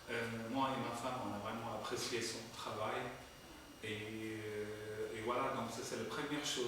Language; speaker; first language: French; non-native, fluent; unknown